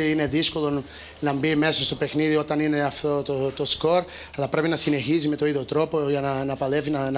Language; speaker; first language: Greek; non-native, fluent; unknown